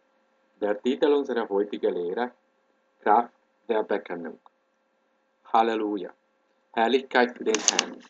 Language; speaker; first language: German; non-native, fluent; Hungarian